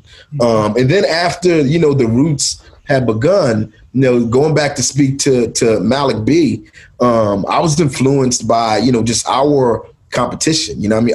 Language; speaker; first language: English; native; English